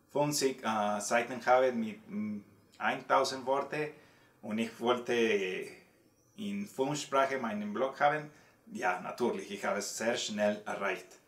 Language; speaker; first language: German; non-native, learner; Spanish